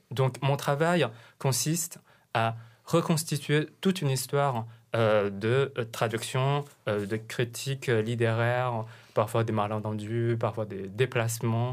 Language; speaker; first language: French; non-native, fluent; Chinese